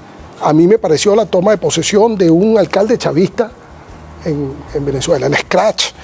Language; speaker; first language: Spanish; native; Spanish